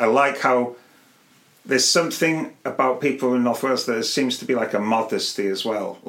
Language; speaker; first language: English; non-native, local second language; Welsh